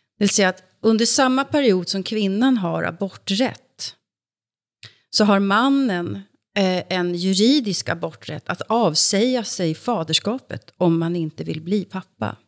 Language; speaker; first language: Swedish; native; Swedish